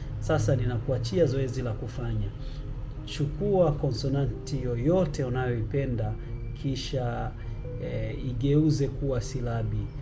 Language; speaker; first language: Swahili; native; Swahili